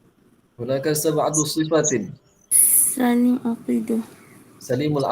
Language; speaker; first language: Arabic; non-native, fluent; Malay